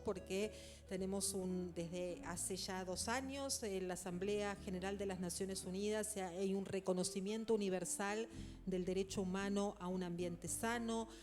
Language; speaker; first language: Spanish; native; Spanish